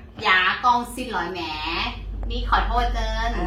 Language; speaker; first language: Vietnamese; non-native, learner; Thai